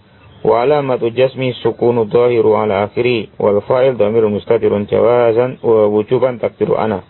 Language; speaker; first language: Arabic; non-native, fluent; Indonesian